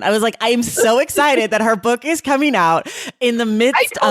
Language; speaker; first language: English; native; English